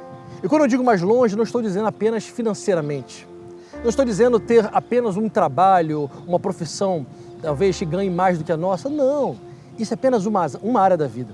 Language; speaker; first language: Portuguese; native; Portuguese